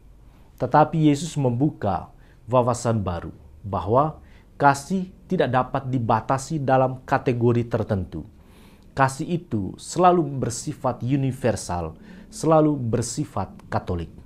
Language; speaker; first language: Indonesian; native; Indonesian